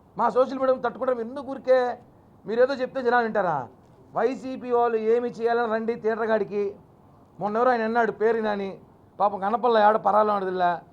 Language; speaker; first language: Telugu; native; Telugu